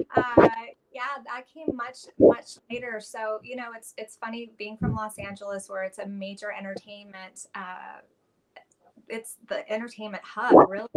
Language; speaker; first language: English; native; English